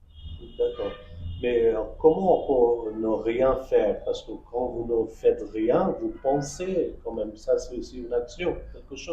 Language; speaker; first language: French; non-native, fluent; Bangla